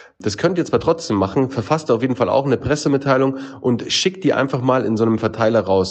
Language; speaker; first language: German; native; German